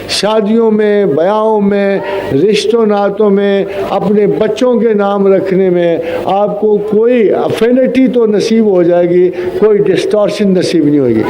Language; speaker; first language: Urdu; non-native, local second language; Punjabi